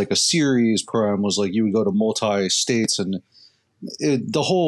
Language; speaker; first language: English; native; English